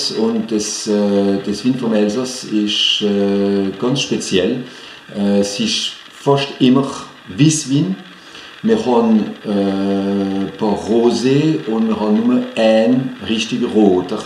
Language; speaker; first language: German; non-native, fluent; French